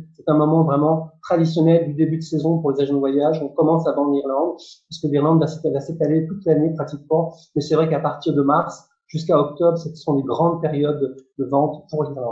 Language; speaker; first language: French; native; French